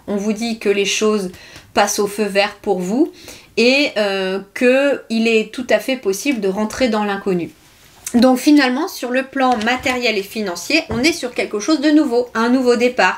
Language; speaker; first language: French; native; French